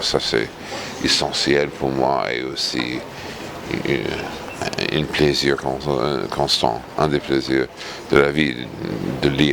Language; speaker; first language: French; non-native, fluent; English